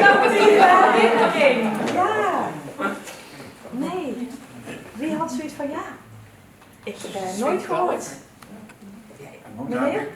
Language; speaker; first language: Dutch; early bilingual, other home language; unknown